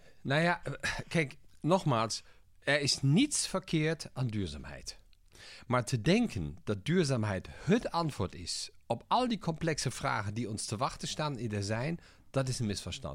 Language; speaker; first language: Dutch; non-native, fluent; German